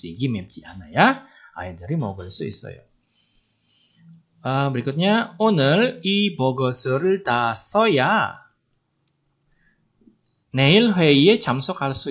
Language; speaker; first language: Korean; non-native, fluent; Indonesian